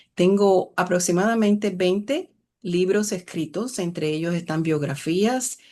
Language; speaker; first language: Spanish; early bilingual, other home language; English